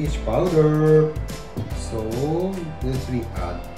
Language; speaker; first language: English; non-native, local second language; Filipino